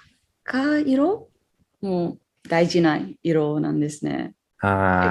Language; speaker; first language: Japanese; non-native, fluent; English